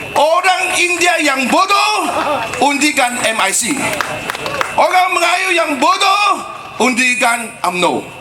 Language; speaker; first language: Malay; non-native, local second language; Chinese